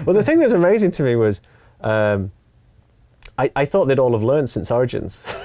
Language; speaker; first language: English; native; English